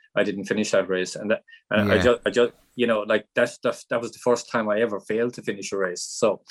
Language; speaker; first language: English; native; English